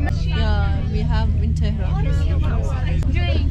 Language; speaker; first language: English; non-native, learner; Persian